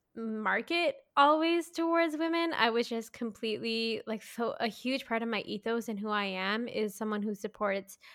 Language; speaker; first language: English; native; English